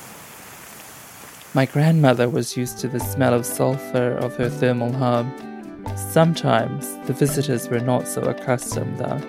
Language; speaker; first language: English; native; English